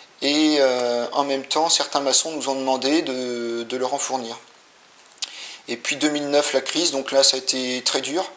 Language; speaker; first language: French; native; French